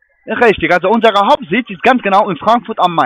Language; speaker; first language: German; non-native, fluent; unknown